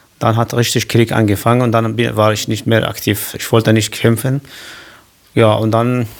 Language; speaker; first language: German; non-native, learner; Kurdish